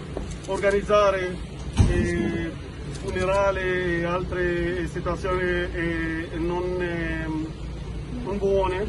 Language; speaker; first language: Italian; non-native, learner; Hebrew